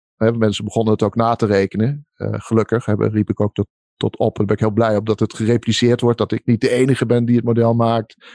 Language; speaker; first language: Dutch; native; Dutch